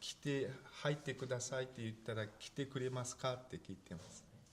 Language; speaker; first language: Japanese; non-native, fluent; Mongolian